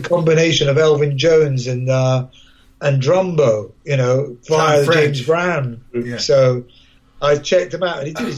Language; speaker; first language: English; native; English